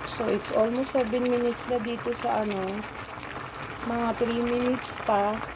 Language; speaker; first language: Filipino; non-native, local second language; Iloko